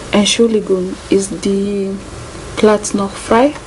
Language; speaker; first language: German; non-native, learner; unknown